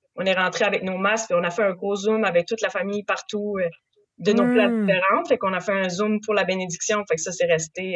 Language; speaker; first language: French; native; French